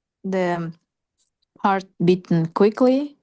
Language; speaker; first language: English; non-native, learner; Russian